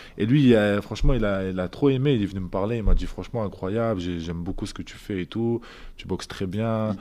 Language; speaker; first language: French; early bilingual, other home language; Azerbaijani